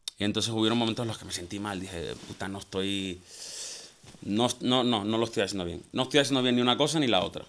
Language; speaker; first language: Spanish; native; Spanish